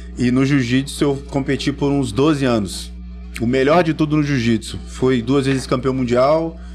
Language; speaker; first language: Portuguese; native; Portuguese